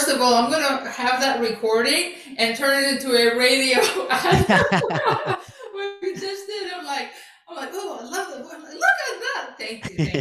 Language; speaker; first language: English; early bilingual, other home language; Greek